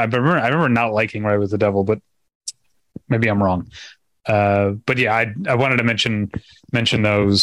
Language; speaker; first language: English; native; English